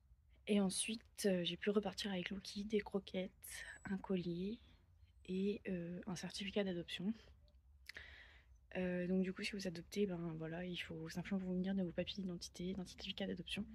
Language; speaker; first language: French; native; French